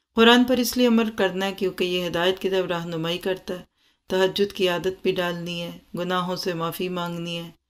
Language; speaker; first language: Urdu; native; Urdu